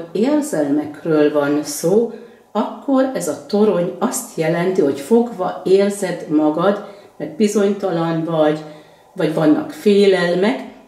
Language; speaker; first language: Hungarian; native; Hungarian